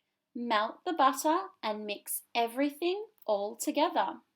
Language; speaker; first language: English; native; English